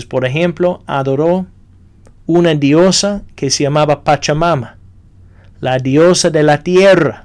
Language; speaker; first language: Spanish; non-native, fluent; English